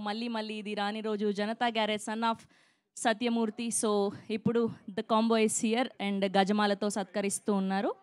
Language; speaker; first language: Telugu; native; Telugu